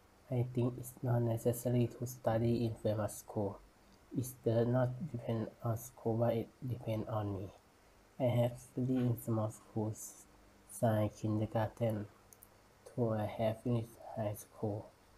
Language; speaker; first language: English; non-native, learner; Thai